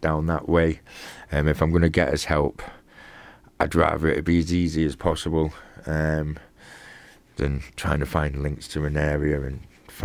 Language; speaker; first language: English; native; English